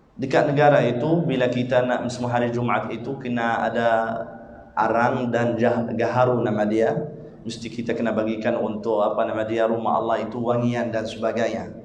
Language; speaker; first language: Malay; non-native, fluent; Arabic